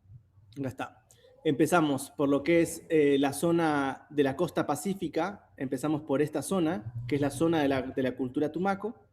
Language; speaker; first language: Spanish; native; Spanish